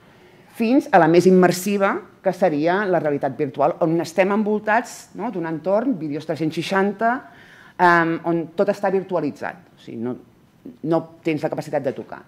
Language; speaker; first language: Catalan; native; Catalan